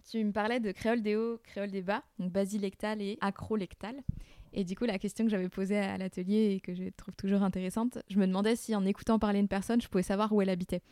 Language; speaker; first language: French; non-native, local second language; Réunion Creole French